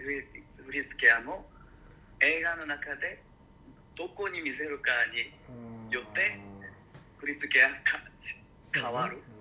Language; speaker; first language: Japanese; non-native, learner; Korean